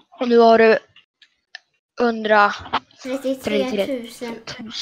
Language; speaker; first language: Swedish; native; Swedish